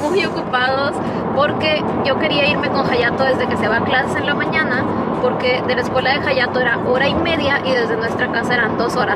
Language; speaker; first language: Spanish; native; Spanish